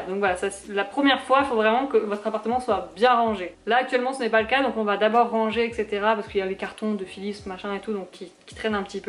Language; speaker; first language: French; native; French